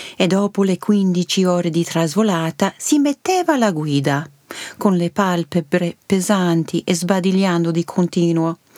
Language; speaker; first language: Italian; early bilingual, heritage; Italian